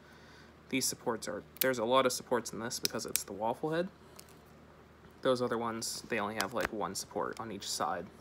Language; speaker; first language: English; native; English